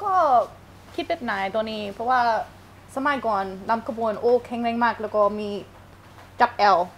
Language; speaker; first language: Thai; non-native, fluent; English